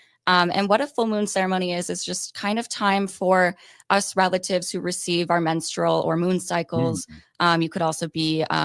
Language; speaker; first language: English; native; English